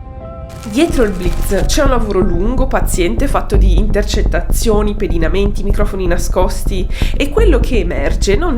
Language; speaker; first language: Italian; native; Italian